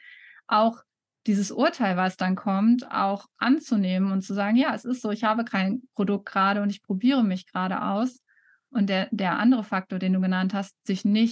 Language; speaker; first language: German; native; German